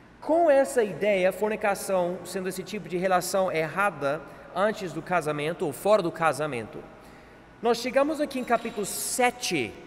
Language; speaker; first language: Portuguese; non-native, fluent; English